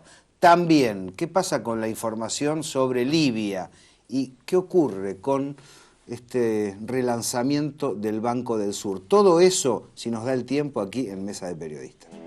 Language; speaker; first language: Spanish; native; Spanish